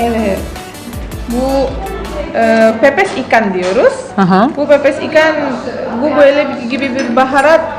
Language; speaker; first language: Turkish; non-native, learner; Indonesian